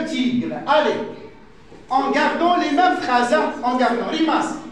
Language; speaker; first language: French; non-native, fluent; Arabic